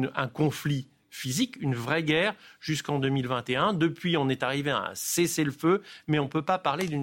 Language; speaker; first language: French; native; French